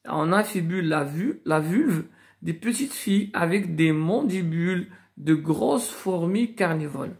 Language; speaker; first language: French; non-native, local second language; Arabic